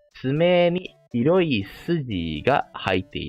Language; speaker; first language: Japanese; non-native, fluent; Malay